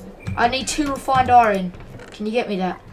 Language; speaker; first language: English; native; English